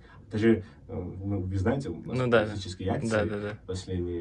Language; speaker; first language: Russian; non-native, fluent; Georgian